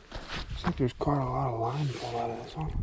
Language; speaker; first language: English; native; English